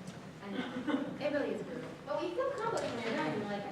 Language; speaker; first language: English; native; English